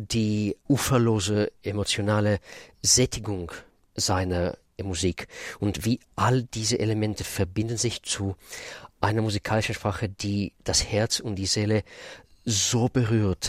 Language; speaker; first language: German; non-native, fluent; Russian